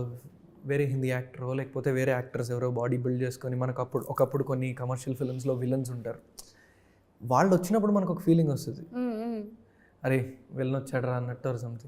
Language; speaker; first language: Telugu; native; Telugu